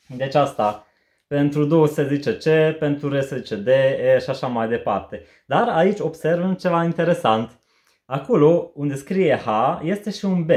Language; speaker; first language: Romanian; non-native, local second language; Hungarian